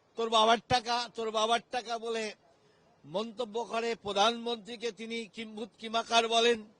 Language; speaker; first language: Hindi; non-native, local second language; Bangla